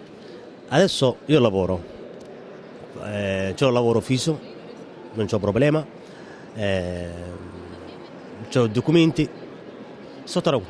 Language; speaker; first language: Italian; non-native, fluent; Somali